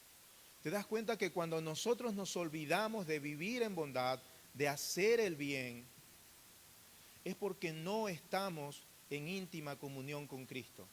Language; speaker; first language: Spanish; native; Spanish